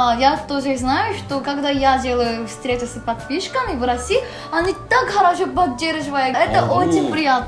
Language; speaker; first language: Russian; non-native, learner; Korean